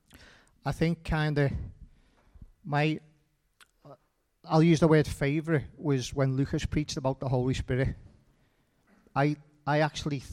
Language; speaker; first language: English; native; English